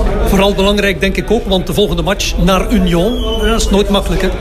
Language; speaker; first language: Dutch; native; Dutch